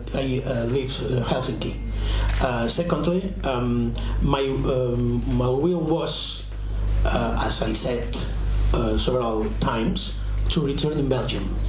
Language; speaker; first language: English; non-native, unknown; Catalan